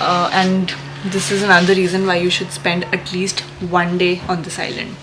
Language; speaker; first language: English; non-native, local second language; Hindi